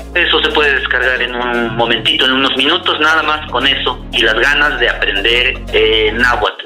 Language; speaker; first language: Spanish; non-native, local second language; Nahuatl languages